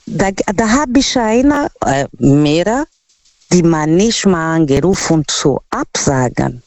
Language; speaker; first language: German; non-native, learner; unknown